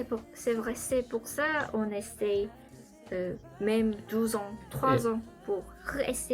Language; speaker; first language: French; non-native, learner; Korean